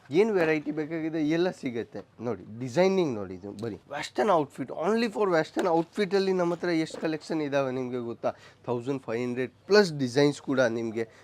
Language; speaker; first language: Kannada; non-native, local second language; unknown